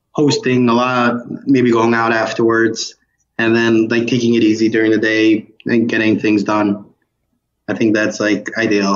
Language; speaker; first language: English; native; English